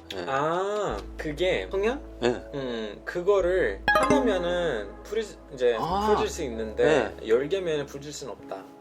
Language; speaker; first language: Korean; non-native, fluent; Persian